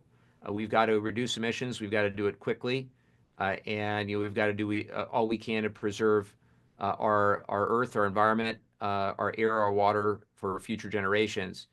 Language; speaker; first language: English; native; English